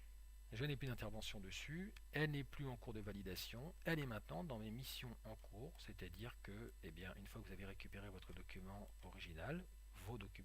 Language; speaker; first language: French; native; French